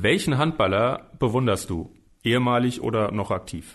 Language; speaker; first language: German; native; German